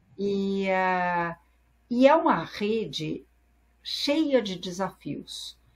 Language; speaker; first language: Portuguese; early bilingual, other home language; French